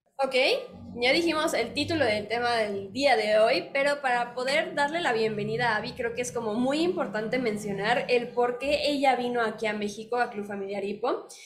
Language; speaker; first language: Spanish; native; Spanish